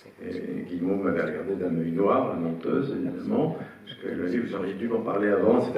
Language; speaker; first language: French; native; French